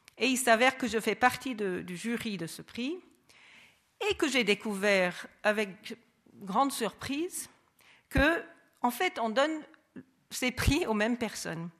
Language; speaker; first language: French; non-native, fluent; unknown